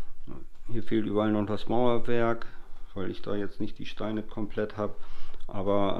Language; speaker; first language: German; native; German